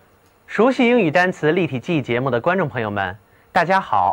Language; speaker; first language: Chinese; native; Chinese